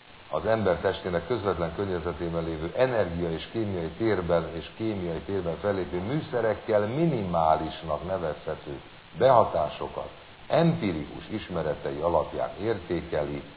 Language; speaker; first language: Hungarian; native; Hungarian